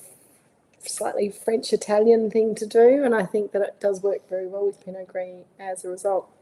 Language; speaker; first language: English; native; English